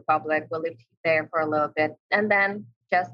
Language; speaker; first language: English; non-native, fluent; Ukrainian